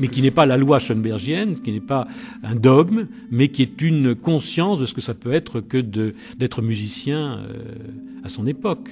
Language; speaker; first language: French; native; French